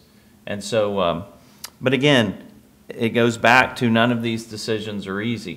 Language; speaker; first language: English; native; English